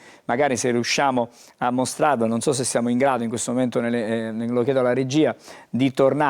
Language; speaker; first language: Italian; native; Italian